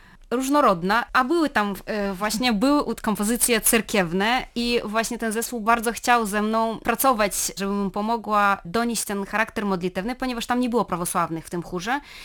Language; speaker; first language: Polish; non-native, fluent; Russian